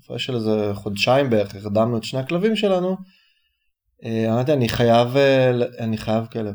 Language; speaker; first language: Hebrew; native; Hebrew